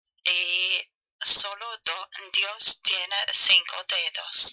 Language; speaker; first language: Spanish; non-native, fluent; German